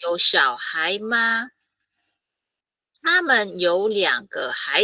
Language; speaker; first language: Chinese; non-native, fluent; Filipino